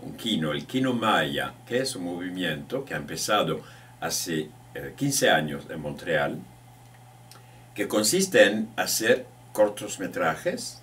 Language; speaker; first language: Spanish; non-native, fluent; French